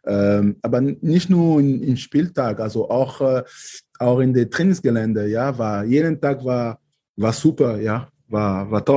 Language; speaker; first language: German; non-native, fluent; French